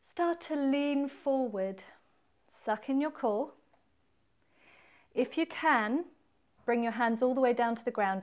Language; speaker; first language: English; native; English